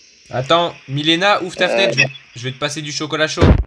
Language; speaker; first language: French; native; French